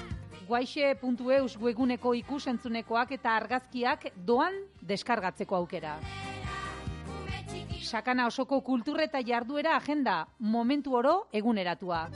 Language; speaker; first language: Basque; native; Basque